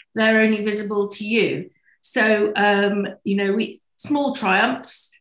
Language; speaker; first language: English; native; English